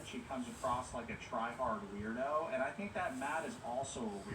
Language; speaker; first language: English; native; English